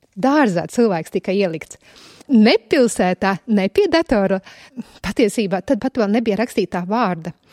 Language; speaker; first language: Latvian; native; Latvian